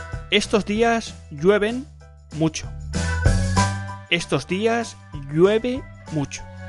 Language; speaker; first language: English; non-native, fluent; Spanish